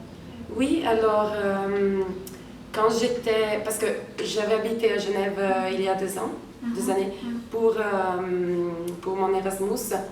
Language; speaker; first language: French; non-native, fluent; Italian